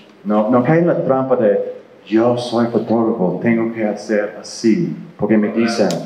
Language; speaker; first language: Spanish; non-native, fluent; English